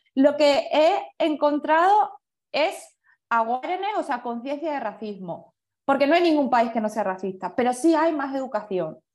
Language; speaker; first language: Spanish; early bilingual, other home language; Chinese